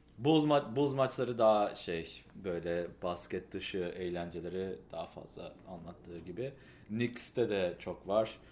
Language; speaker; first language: Turkish; early bilingual, heritage; Turkish